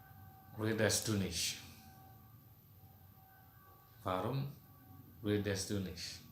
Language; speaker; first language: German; non-native, fluent; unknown